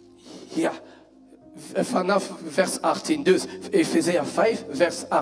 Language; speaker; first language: Dutch; non-native, fluent; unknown